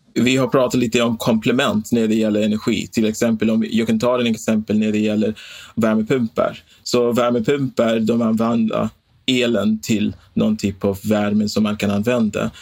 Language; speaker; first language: Swedish; non-native, fluent; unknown